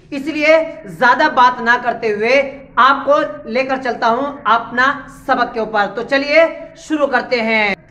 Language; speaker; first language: Hindi; native; Hindi